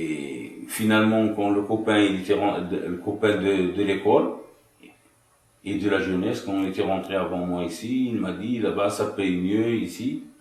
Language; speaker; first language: French; non-native, fluent; Arabic